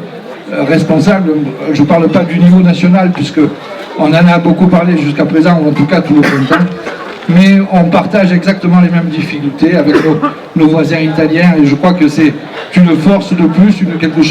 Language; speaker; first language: French; native; French